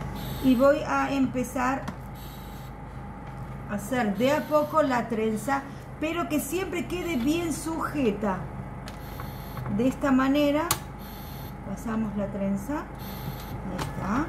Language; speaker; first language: Spanish; native; Spanish